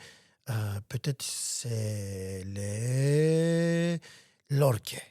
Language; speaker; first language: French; non-native, learner; Armenian